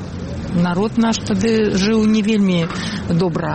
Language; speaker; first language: Belarusian; non-native, local second language; Russian